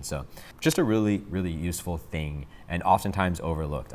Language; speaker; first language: English; native; English